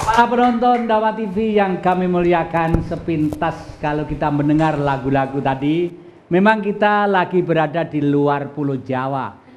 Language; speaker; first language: Indonesian; non-native, local second language; Javanese